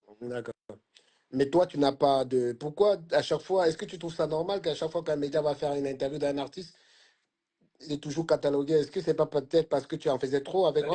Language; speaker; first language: French; native; French